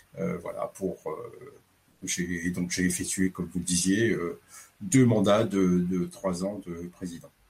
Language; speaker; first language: French; native; French